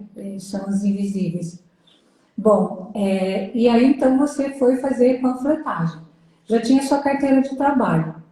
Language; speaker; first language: Portuguese; native; Portuguese